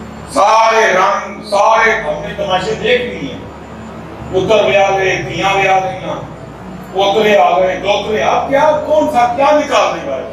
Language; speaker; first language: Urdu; non-native, local second language; Punjabi